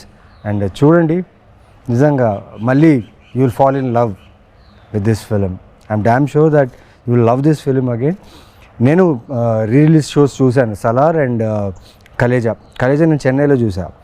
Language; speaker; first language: Telugu; native; Telugu